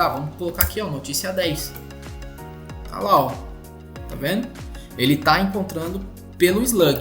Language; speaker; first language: Portuguese; native; Portuguese